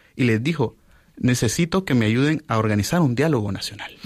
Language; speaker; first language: Spanish; native; Spanish